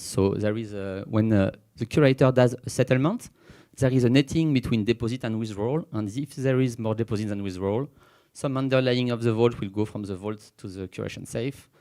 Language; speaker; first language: English; non-native, fluent; French